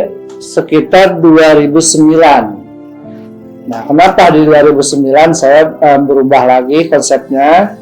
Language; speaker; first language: Indonesian; non-native, local second language; Sundanese